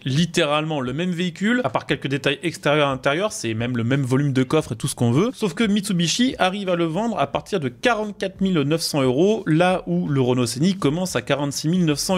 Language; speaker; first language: French; native; French